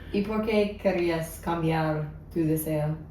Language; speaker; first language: Spanish; non-native, learner; English